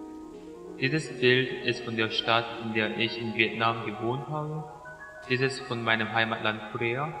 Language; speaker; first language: German; non-native, fluent; Korean